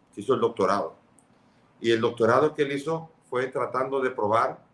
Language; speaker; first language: Spanish; early bilingual, other home language; Catalan